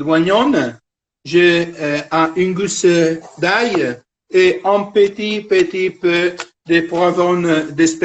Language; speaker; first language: French; non-native, fluent; Italian